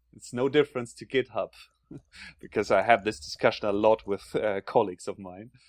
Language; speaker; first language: English; non-native, fluent; German